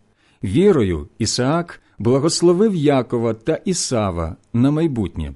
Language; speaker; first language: Ukrainian; native; Ukrainian